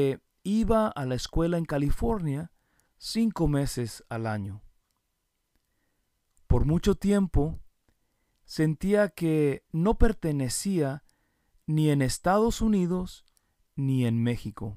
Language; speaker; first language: Spanish; early bilingual, heritage; Spanish